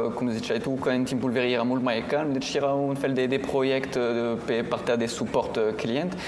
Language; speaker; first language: Romanian; non-native, fluent; French